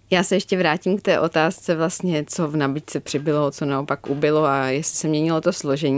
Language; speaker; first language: Czech; native; Czech